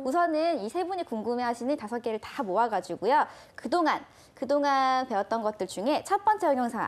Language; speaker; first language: Korean; native; Korean